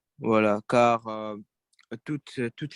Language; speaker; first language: French; non-native, learner; Russian